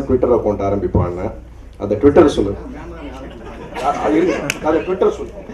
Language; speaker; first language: Tamil; native; Tamil